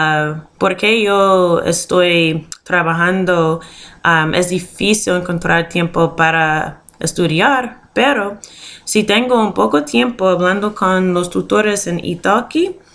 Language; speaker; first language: Spanish; non-native, learner; English